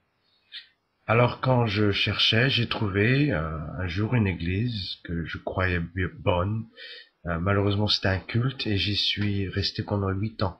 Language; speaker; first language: French; native; French